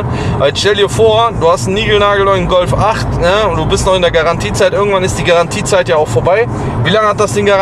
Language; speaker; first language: German; native; German